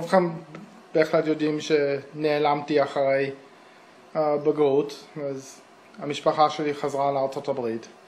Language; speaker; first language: Hebrew; early bilingual, other home language; English